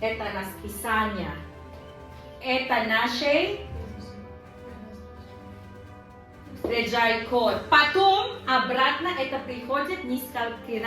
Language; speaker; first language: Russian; non-native, learner; Tajik